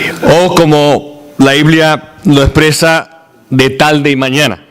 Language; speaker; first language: Spanish; native; Spanish